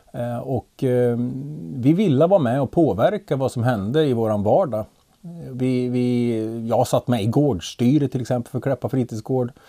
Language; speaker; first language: Swedish; native; Swedish